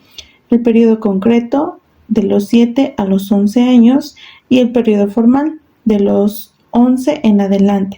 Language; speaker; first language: Spanish; native; Spanish